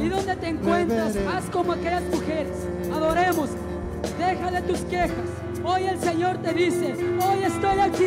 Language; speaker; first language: Spanish; native; Spanish